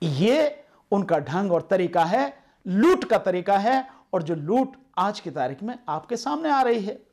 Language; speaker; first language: Hindi; native; Hindi